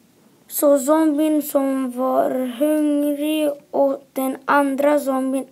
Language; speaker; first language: Swedish; non-native, local second language; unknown